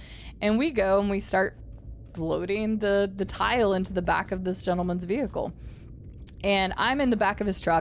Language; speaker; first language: English; native; English